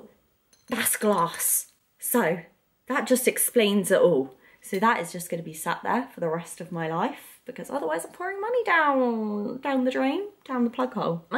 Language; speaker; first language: English; native; English